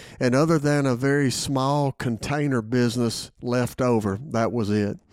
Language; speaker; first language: English; native; English